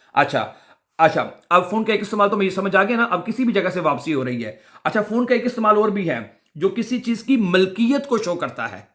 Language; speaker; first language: Urdu; non-native, local second language; Punjabi